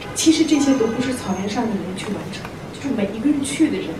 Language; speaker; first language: Chinese; non-native, local second language; Mongolian